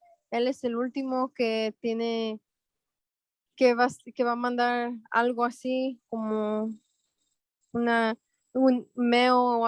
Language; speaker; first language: Spanish; early bilingual, heritage; Spanish